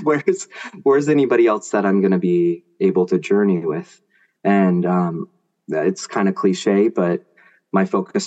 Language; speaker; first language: English; native; English